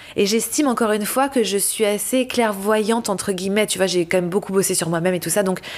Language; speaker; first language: French; native; French